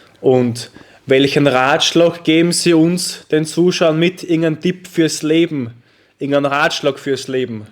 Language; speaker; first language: German; native; German